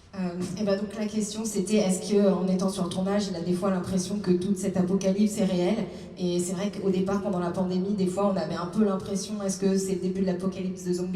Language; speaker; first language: French; native; French